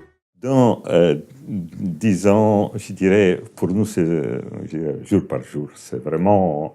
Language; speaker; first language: French; non-native, fluent; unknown